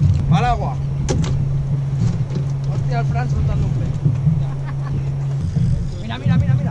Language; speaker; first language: Spanish; native; Spanish